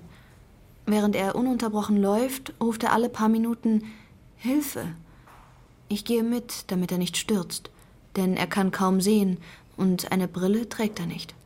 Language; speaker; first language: German; non-native, fluent; Persian